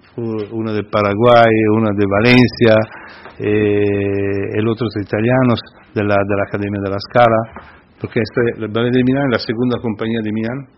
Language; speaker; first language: Spanish; non-native, fluent; Italian